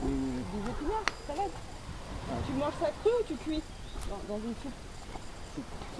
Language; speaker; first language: French; native; French